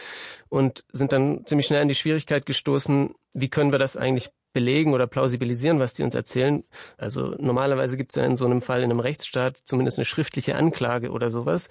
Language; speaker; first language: German; native; German